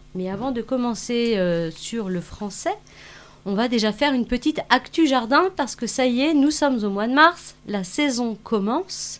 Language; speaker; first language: French; native; French